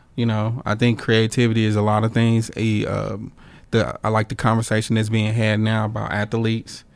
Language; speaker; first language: English; native; English